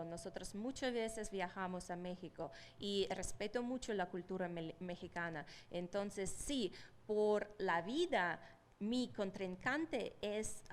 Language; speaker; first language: Spanish; non-native, fluent; Russian